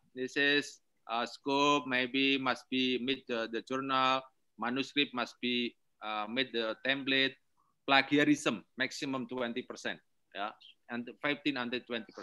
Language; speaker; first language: English; non-native, learner; Indonesian